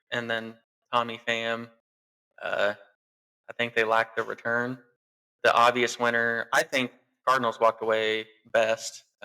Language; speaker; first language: English; native; English